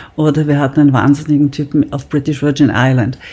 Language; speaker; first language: German; native; German